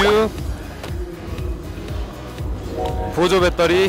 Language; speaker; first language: Korean; native; Korean